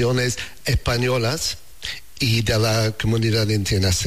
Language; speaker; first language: Spanish; non-native, learner; English